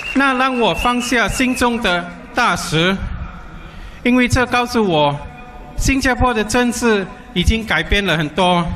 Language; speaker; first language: Chinese; non-native, local second language; English